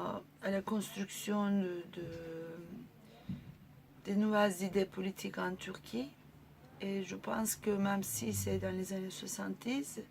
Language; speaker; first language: French; non-native, fluent; Turkish